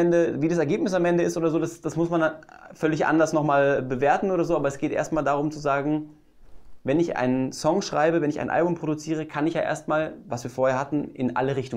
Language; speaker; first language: German; native; German